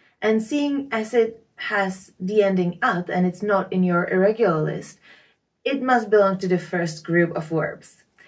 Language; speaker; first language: English; non-native, fluent; Czech